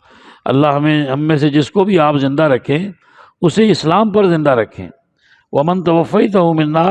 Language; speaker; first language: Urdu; non-native, local second language; Punjabi